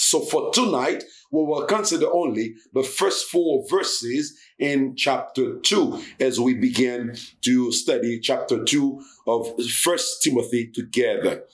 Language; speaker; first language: English; non-native, fluent; Haitian Creole